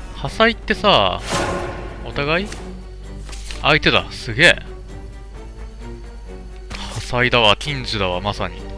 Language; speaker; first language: Japanese; native; Japanese